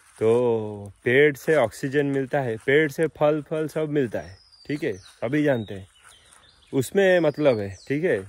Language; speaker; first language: Hindi; non-native, local second language; Odia